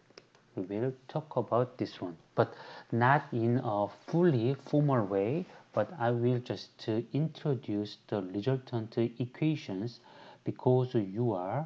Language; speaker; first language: English; non-native, fluent; Korean